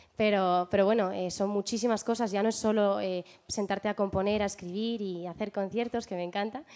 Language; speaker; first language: Spanish; native; Spanish